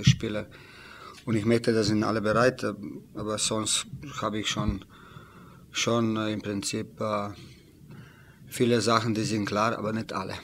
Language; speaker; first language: German; non-native, learner; Slovenian